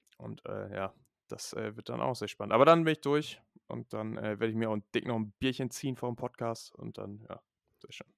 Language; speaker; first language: German; native; German